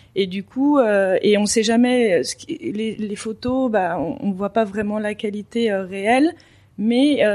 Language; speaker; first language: French; native; French